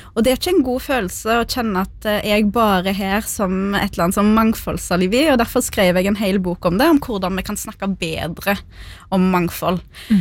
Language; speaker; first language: Norwegian; early bilingual, other home language; Arabic